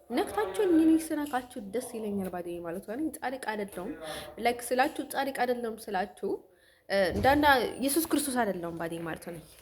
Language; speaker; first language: Amharic; native; Amharic